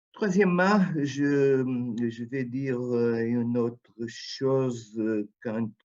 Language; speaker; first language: French; non-native, fluent; Portuguese